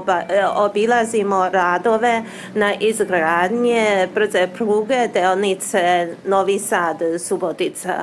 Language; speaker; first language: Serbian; non-native, learner; Chinese